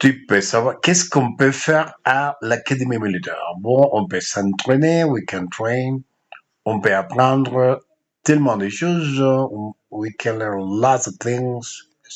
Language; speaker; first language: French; non-native, fluent; Spanish